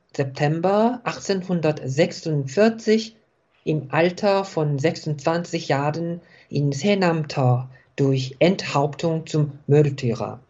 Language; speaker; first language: German; non-native, fluent; Korean